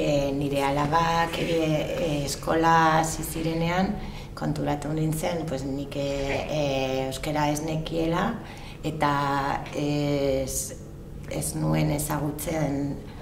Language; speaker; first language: Basque; non-native, learner; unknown